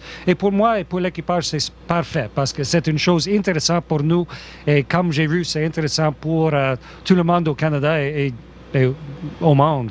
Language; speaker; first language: French; non-native, local second language; English